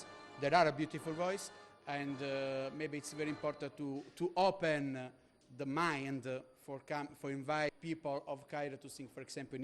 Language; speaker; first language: English; non-native, learner; Italian